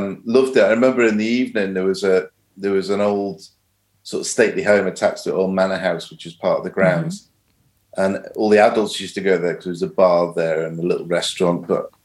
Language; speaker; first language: English; native; English